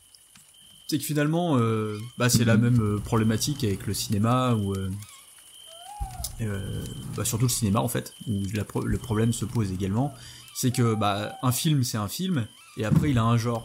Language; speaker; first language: French; native; French